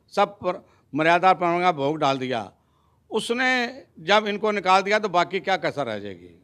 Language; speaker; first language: Hindi; non-native, local second language; Punjabi